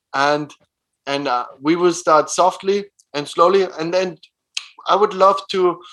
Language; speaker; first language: English; non-native, fluent; German